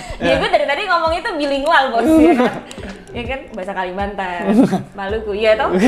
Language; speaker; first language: Indonesian; native; Indonesian